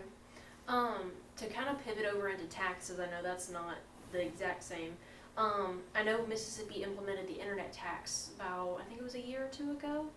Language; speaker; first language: English; native; English